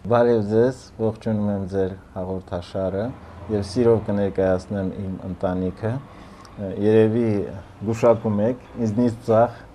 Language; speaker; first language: Armenian; native; Armenian